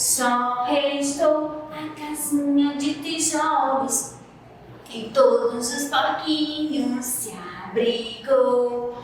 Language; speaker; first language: Portuguese; native; Portuguese